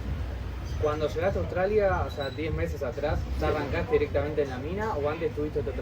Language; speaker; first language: Spanish; native; Spanish